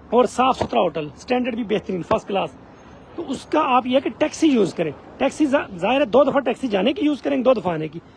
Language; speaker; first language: Urdu; non-native, local second language; Saraiki